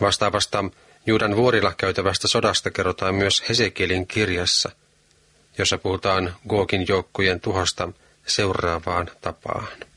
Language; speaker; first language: Finnish; native; Finnish